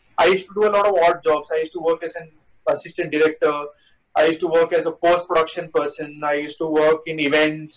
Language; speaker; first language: English; non-native, local second language; Hindi